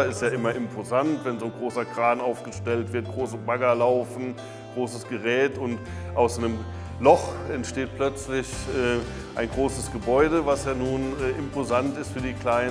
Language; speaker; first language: German; native; German